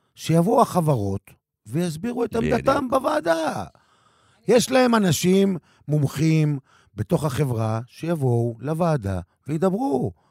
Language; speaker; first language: Hebrew; native; Hebrew